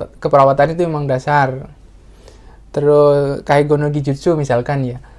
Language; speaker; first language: Indonesian; non-native, local second language; Madurese